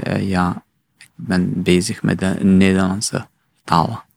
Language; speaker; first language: Dutch; non-native, learner; Persian